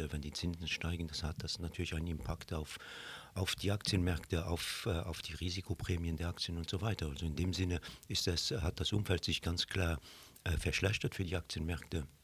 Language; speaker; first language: German; non-native, local second language; Luxembourgish